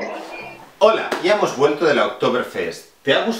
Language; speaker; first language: Spanish; non-native, local second language; Catalan